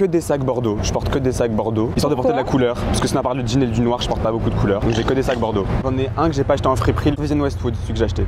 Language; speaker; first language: French; native; French